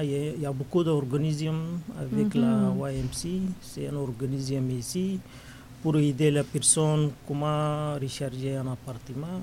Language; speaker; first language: French; non-native, learner; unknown